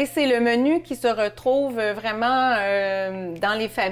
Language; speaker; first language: French; native; French